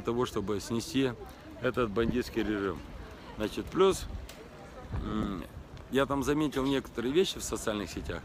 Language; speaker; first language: Russian; native; Russian